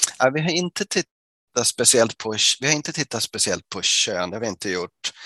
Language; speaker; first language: Swedish; native; Swedish